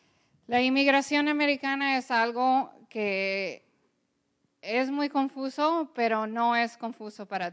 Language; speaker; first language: Spanish; early bilingual, heritage; English